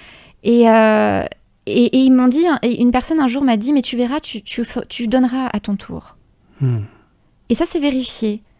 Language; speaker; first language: French; native; French